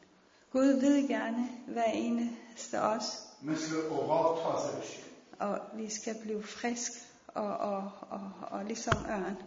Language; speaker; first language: Danish; non-native, fluent; Persian